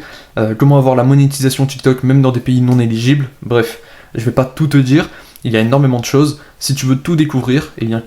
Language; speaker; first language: French; native; French